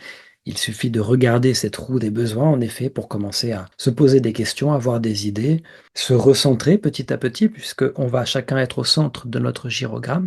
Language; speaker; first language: French; native; French